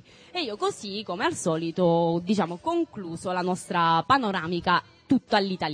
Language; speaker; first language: Italian; native; Italian